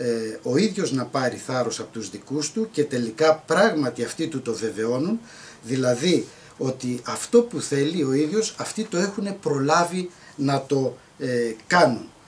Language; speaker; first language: Greek; native; Greek